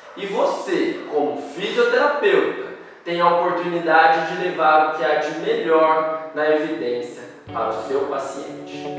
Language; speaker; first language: Portuguese; native; Portuguese